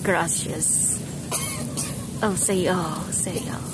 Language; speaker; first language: Spanish; non-native, learner; Japanese